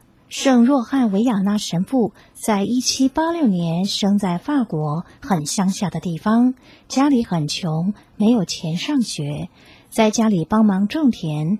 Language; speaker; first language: Chinese; native; Chinese